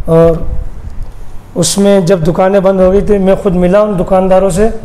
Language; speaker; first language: Hindi; native; Hindi